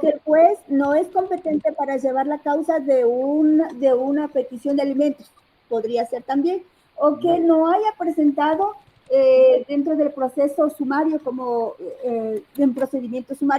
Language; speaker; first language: Spanish; native; Spanish